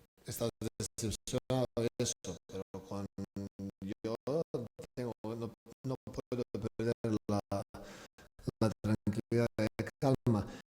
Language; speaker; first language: Spanish; non-native, fluent; Serbian